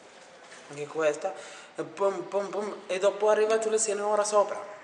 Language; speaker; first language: Italian; non-native, learner; Arabic